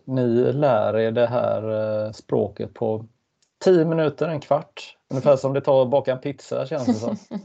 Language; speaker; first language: Swedish; native; Swedish